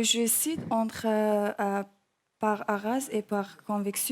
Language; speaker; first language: French; non-native, learner; English